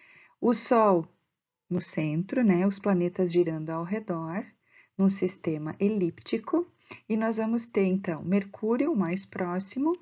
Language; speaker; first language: Portuguese; native; Portuguese